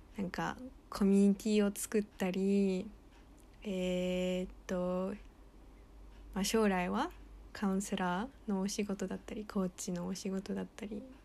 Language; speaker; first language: Japanese; early bilingual, heritage; Japanese